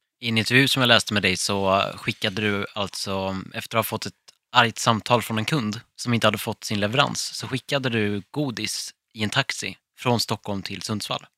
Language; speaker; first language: Swedish; native; Swedish